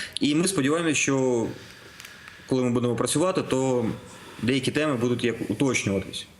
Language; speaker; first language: Ukrainian; non-native, local second language; Russian